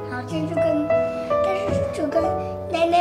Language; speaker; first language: Chinese; early bilingual, heritage; Chinese